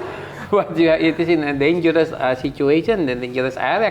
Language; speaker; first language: English; non-native, fluent; Indonesian